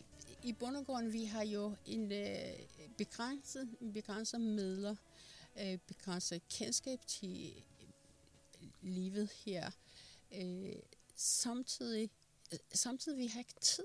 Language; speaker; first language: Danish; non-native, fluent; Persian